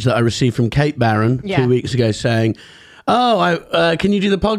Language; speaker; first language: English; native; English